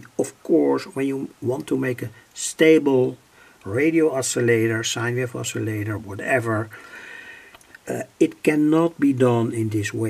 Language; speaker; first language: English; non-native, fluent; Dutch